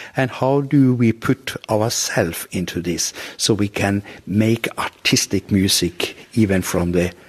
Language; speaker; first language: English; non-native, fluent; Norwegian